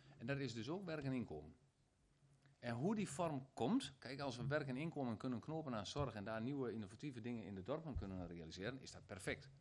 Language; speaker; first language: Dutch; native; Dutch